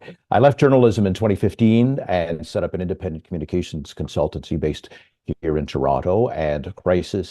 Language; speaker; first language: English; native; English